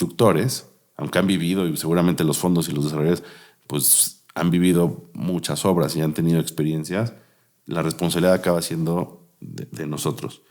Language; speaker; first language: Spanish; native; Spanish